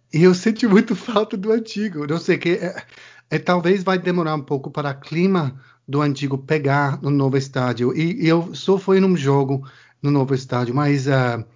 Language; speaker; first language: Portuguese; non-native, learner; English